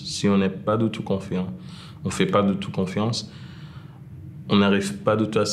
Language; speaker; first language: French; non-native, fluent; Arabic